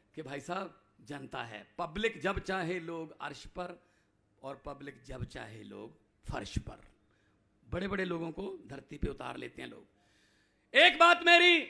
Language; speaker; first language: Hindi; non-native, local second language; Punjabi